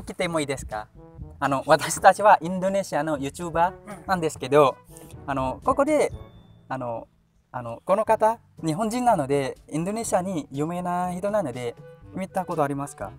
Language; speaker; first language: Japanese; non-native, learner; Indonesian